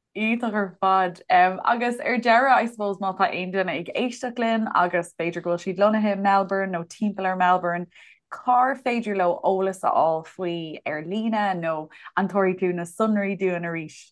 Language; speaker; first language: Irish; native; Irish